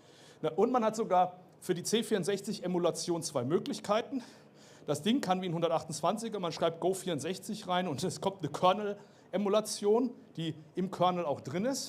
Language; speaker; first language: German; native; German